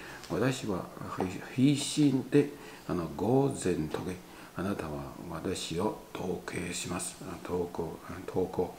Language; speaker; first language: Japanese; non-native, learner; Chinese